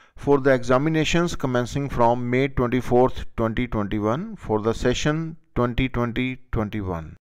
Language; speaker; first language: English; non-native, local second language; Punjabi